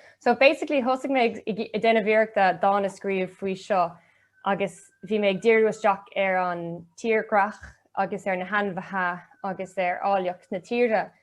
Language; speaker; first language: Irish; non-native, local second language; English